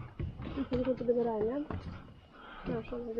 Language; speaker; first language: Norwegian; early bilingual, heritage; Norwegian